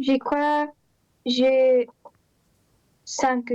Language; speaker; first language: French; non-native, learner; Romanian